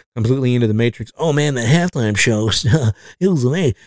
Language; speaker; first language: English; non-native, fluent; Spanish